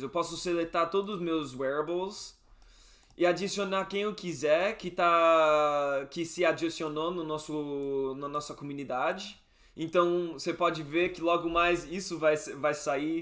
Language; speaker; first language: Portuguese; non-native, fluent; English